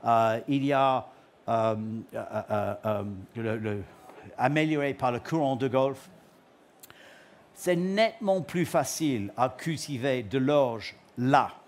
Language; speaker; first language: French; non-native, learner; English